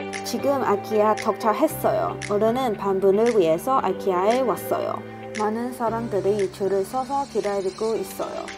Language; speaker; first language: Korean; non-native, learner; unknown